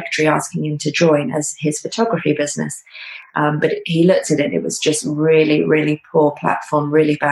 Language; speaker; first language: English; native; English